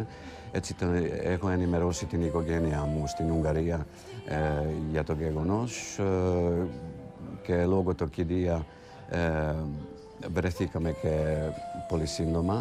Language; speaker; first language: Greek; non-native, fluent; Hungarian